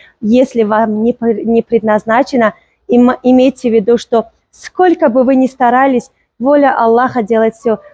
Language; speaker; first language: Russian; non-native, local second language; Tajik